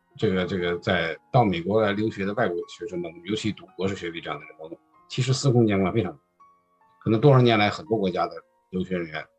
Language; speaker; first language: Chinese; native; Chinese